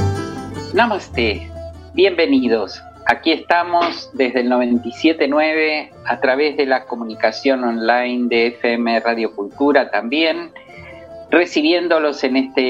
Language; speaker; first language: Spanish; native; Spanish